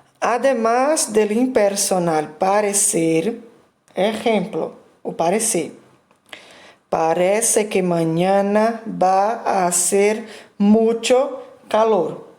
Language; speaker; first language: Spanish; non-native, fluent; Portuguese